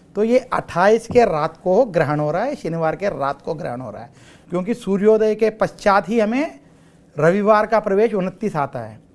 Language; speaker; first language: Hindi; non-native, local second language; Telugu